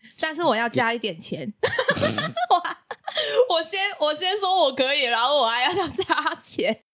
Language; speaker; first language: Chinese; non-native, local second language; Cantonese